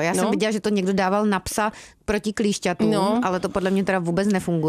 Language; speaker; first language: Czech; native; Czech